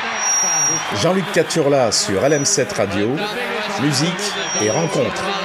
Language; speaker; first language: French; native; French